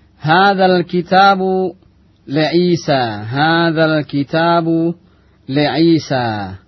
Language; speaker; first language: Arabic; non-native, fluent; Indonesian